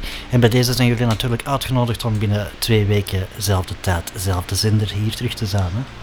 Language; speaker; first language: Dutch; native; Dutch